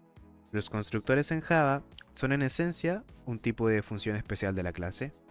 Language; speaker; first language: Spanish; native; Spanish